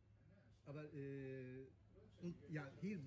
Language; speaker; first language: German; non-native, learner; Turkish